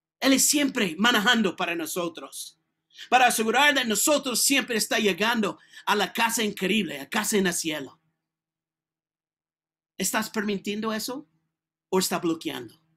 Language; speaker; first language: Spanish; non-native, learner; English